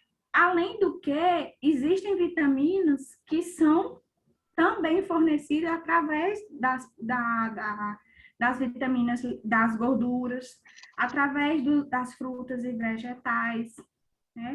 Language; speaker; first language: Portuguese; native; Portuguese